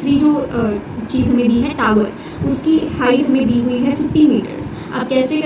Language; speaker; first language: Hindi; native; Hindi